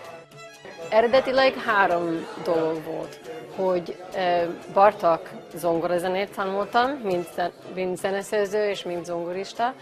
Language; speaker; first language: Hungarian; non-native, fluent; English